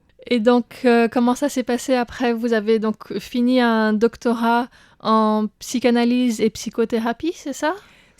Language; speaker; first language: French; native; French